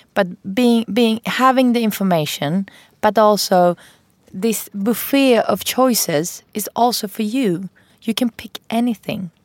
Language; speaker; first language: English; non-native, fluent; Persian